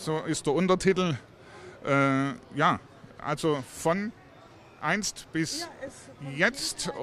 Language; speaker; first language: German; native; German